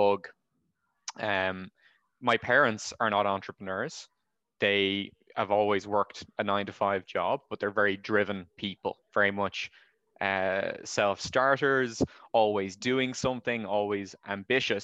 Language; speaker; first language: English; native; English